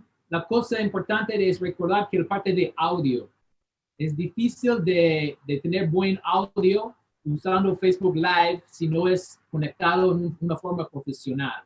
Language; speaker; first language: Spanish; non-native, fluent; English